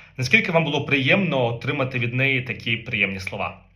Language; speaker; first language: Ukrainian; native; Ukrainian